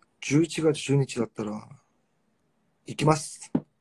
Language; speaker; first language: Japanese; non-native, fluent; Korean